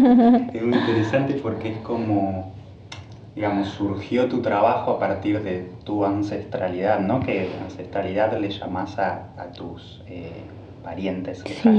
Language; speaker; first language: Spanish; native; Spanish